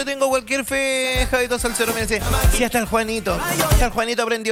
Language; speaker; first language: Spanish; native; Spanish